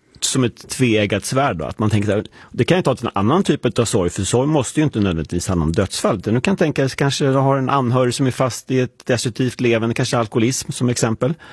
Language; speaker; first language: Swedish; native; Swedish